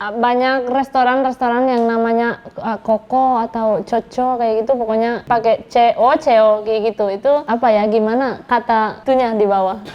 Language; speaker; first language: Indonesian; non-native, fluent; Spanish